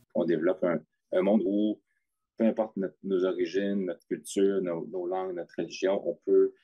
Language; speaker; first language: French; native; French